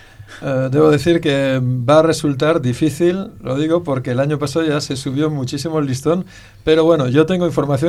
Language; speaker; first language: Spanish; native; Spanish